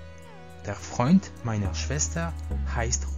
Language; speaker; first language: German; non-native, fluent; French